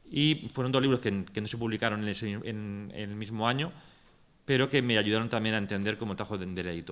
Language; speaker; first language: Spanish; native; Spanish